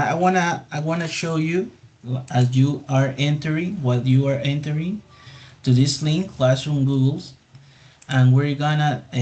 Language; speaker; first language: English; non-native, fluent; Spanish